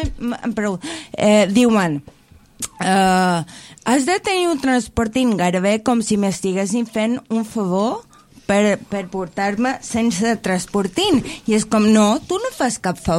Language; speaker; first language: Catalan; native; Catalan